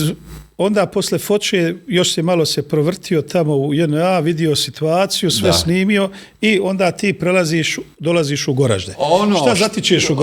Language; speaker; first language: Bosnian; native; Bosnian